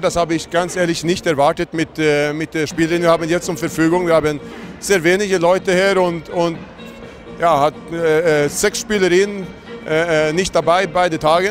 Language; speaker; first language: German; non-native, fluent; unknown